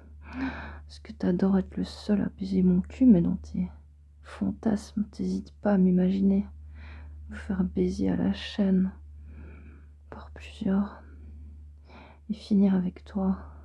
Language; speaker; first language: French; native; French